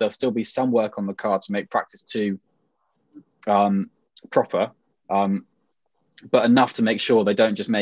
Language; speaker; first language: English; native; English